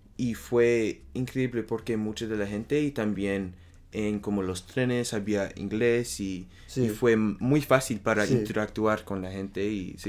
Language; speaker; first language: Spanish; non-native, learner; French